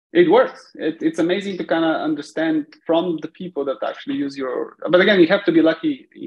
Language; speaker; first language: English; non-native, fluent; Bulgarian